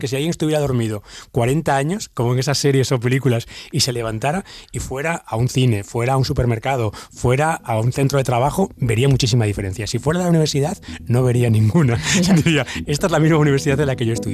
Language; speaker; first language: Spanish; native; Spanish